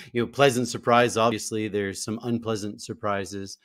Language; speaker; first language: English; native; English